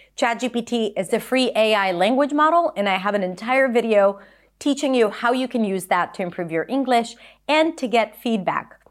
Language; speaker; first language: English; non-native, fluent; Hebrew